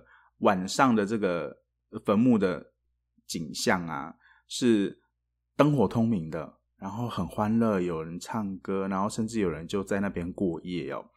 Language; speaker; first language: Chinese; native; Chinese